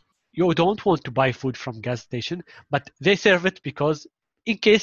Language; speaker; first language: English; non-native, fluent; Arabic